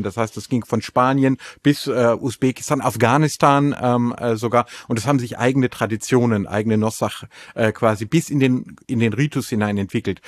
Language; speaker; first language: German; native; German